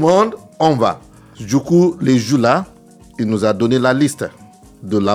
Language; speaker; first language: French; non-native, learner; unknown